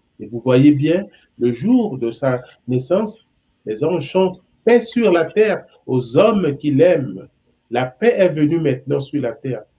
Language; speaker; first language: French; non-native, local second language; Sango